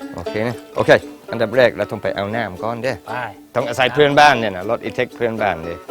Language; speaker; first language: Thai; non-native, fluent; English